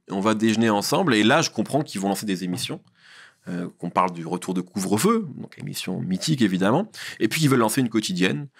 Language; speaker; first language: French; early bilingual, other home language; Arabic